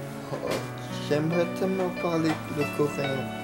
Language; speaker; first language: French; early bilingual, other home language; Korean